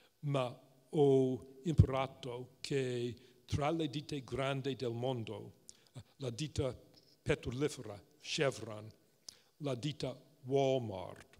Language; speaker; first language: Italian; non-native, fluent; English